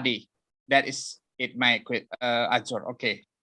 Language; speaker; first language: English; non-native, learner; Indonesian